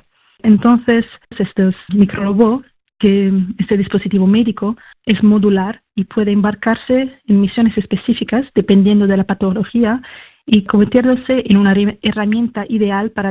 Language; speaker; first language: Spanish; non-native, fluent; French